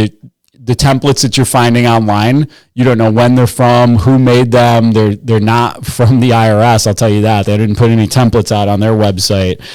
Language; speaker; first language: English; native; English